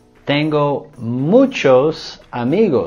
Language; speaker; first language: Spanish; non-native, learner; English